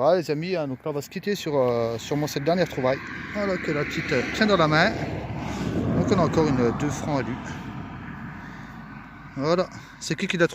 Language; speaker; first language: French; native; French